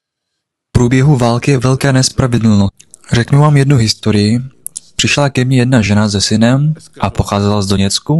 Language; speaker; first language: Czech; non-native, fluent; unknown